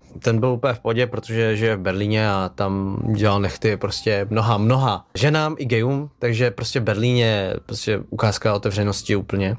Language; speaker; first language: Czech; early bilingual, other home language; Vietnamese